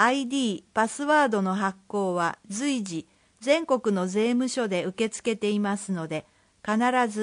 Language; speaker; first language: Japanese; native; Japanese